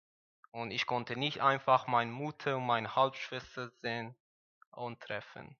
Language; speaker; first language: German; non-native, learner; Persian